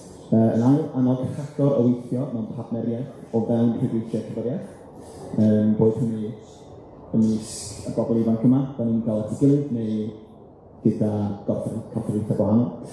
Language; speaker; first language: Welsh; native; Welsh